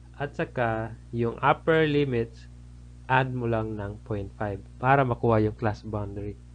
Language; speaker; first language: Filipino; native; Filipino